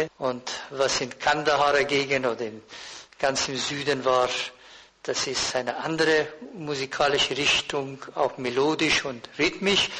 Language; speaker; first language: German; non-native, fluent; Persian